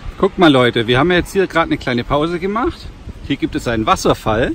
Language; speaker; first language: German; native; German